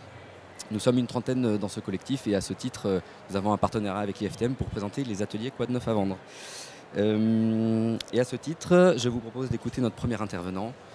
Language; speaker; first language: French; native; French